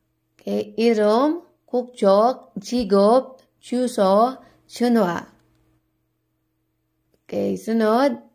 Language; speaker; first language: Korean; non-native, learner; Cebuano